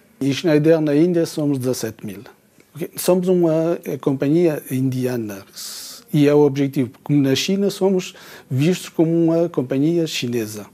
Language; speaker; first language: Portuguese; early bilingual, heritage; Portuguese